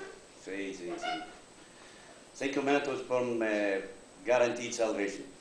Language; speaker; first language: Spanish; non-native, learner; English